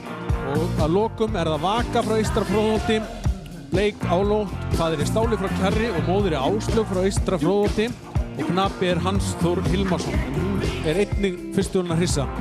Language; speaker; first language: Icelandic; native; Icelandic